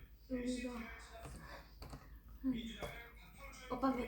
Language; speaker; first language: Korean; non-native, learner; Filipino